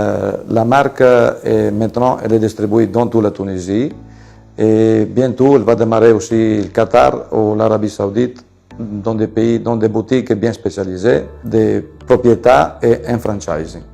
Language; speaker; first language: French; non-native, fluent; Italian